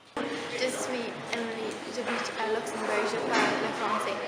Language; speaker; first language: French; non-native, learner; English